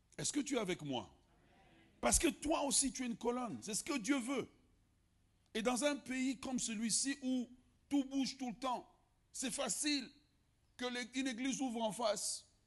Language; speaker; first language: French; non-native, local second language; Lingala